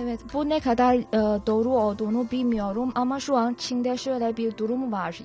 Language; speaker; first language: Turkish; non-native, learner; Chinese